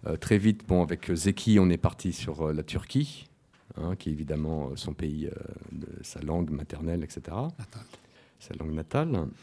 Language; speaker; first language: French; native; French